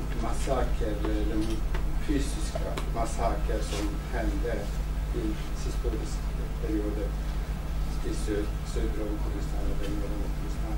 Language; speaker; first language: Swedish; non-native, fluent; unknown